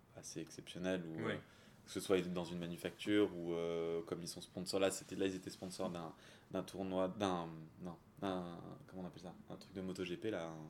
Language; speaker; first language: French; native; French